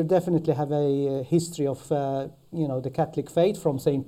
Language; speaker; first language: English; non-native, fluent; Maltese